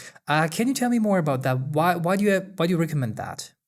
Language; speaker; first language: English; non-native, fluent; German